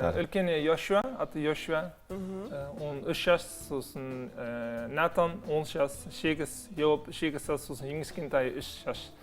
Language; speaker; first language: Kazakh; non-native, learner; Dutch